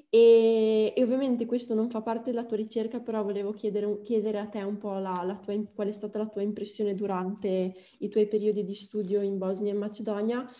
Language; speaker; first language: Italian; native; Italian